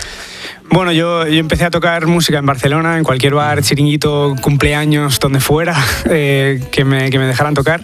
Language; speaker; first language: Spanish; early bilingual, other home language; English